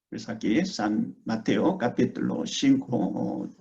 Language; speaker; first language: Spanish; non-native, fluent; Korean